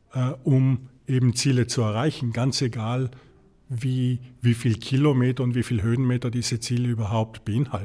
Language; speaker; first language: German; native; German